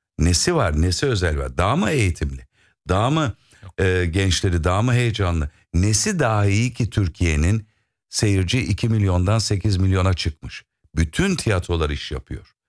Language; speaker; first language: Turkish; native; Turkish